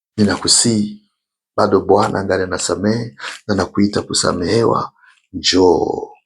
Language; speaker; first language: Swahili; native; Swahili